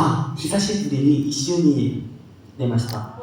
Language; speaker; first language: Japanese; non-native, learner; Korean